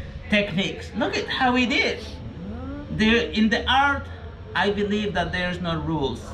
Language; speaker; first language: English; non-native, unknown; Spanish